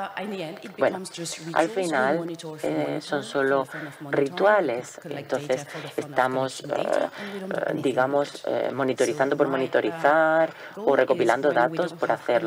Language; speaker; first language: Spanish; non-native, fluent; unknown